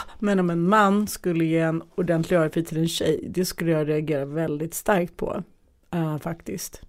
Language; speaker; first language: Swedish; early bilingual, other home language; Russian